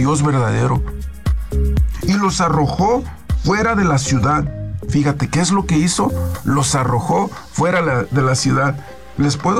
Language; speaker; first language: Spanish; native; Spanish